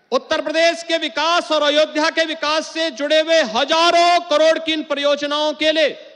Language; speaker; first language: Hindi; native; Hindi